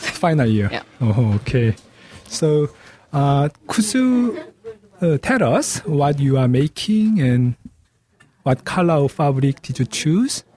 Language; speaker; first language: English; non-native, learner; Korean